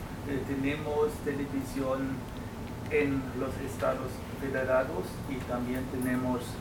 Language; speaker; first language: Spanish; non-native, fluent; German